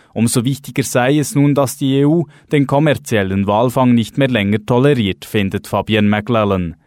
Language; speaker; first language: German; native; German